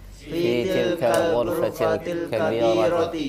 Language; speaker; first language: Arabic; non-native, learner; Indonesian